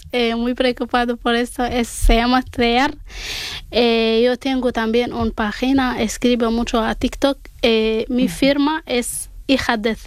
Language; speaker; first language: Spanish; non-native, learner; Arabic